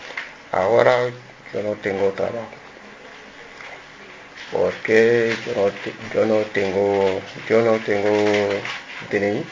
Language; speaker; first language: Spanish; non-native, learner; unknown